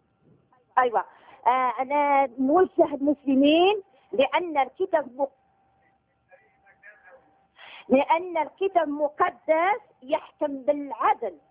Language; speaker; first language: Arabic; early bilingual, heritage; Arabic